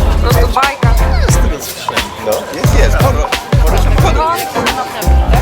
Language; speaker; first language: Polish; native; Polish